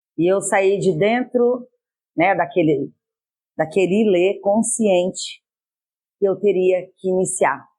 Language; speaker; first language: Portuguese; native; Portuguese